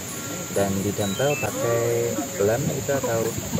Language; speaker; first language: Indonesian; non-native, fluent; English